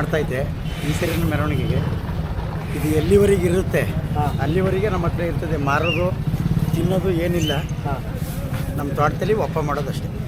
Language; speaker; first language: Kannada; native; Kannada